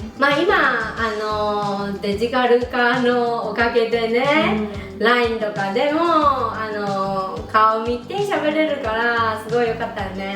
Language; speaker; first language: Japanese; non-native, fluent; Chinese